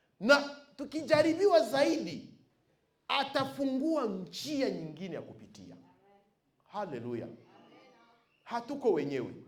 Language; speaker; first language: Swahili; non-native, local second language; Bembe